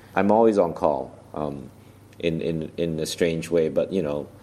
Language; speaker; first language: English; native; English